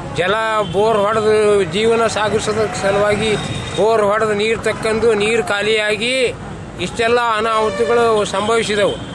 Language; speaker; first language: Kannada; native; Kannada